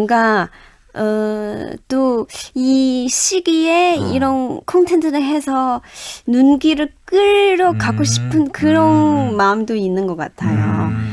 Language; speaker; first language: Korean; non-native, fluent; Chinese